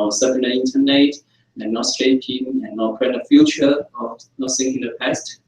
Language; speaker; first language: English; non-native, fluent; Chinese